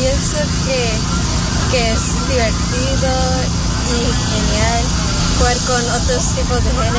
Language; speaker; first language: Spanish; early bilingual, heritage; Spanish